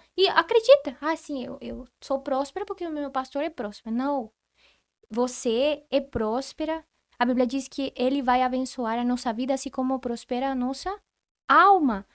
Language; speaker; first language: Portuguese; non-native, fluent; Spanish